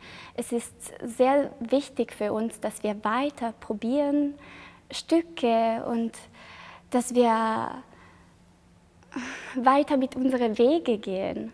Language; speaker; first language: German; non-native, fluent; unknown